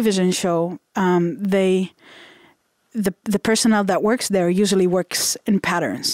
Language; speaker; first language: English; non-native, fluent; Hebrew